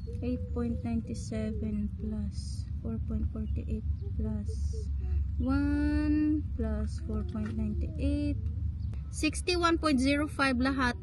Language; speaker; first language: Filipino; native; Filipino